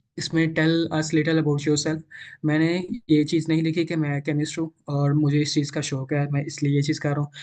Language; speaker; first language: Urdu; non-native, local second language; Punjabi